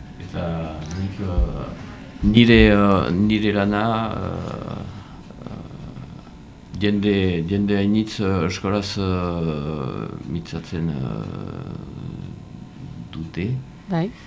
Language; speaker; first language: Basque; non-native, learner; French